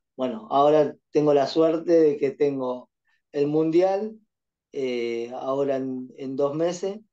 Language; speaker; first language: Spanish; native; Spanish